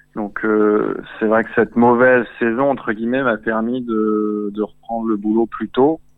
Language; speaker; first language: French; native; French